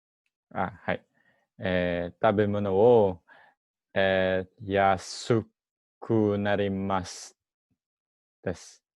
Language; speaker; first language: Japanese; non-native, learner; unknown